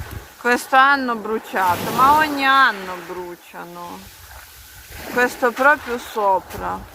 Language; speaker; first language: Italian; non-native, learner; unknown